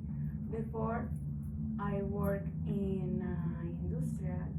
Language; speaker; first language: English; non-native, learner; Spanish